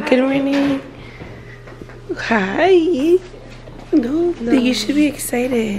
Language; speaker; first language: English; early bilingual, other home language; Spanish